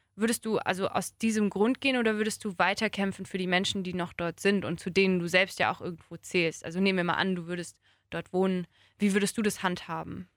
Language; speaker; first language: German; native; German